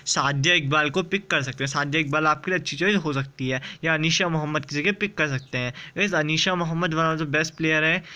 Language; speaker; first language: Hindi; native; Hindi